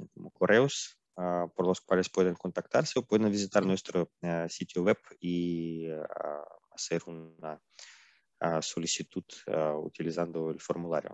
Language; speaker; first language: Spanish; non-native, fluent; Russian